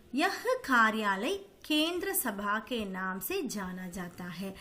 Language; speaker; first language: Hindi; non-native, local second language; Tamil